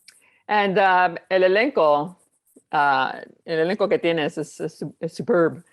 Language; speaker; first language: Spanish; early bilingual, heritage; Spanish